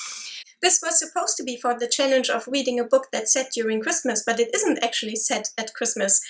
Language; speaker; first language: English; non-native, fluent; German